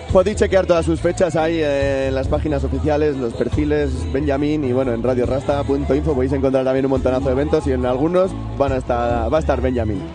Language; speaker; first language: Spanish; native; Spanish